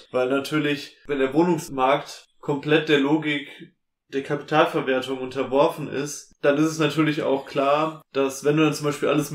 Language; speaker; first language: German; native; German